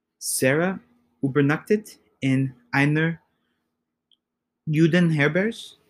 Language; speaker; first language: German; non-native, learner; English